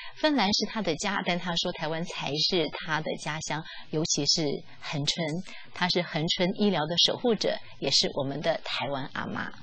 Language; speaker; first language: Chinese; native; Chinese